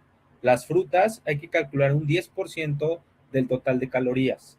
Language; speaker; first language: Spanish; native; Spanish